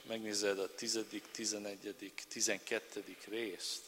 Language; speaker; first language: Hungarian; non-native, learner; English